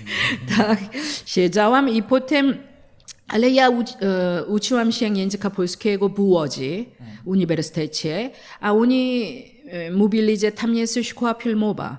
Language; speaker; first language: Polish; non-native, learner; Korean